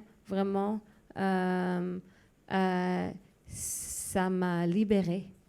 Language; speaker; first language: French; non-native, fluent; Hebrew